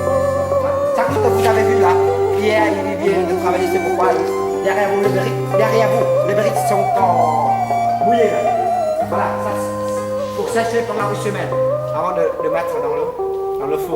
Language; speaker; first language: French; non-native, fluent; Vietnamese